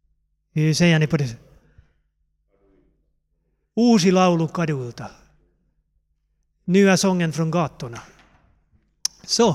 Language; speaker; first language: Swedish; non-native, fluent; Finnish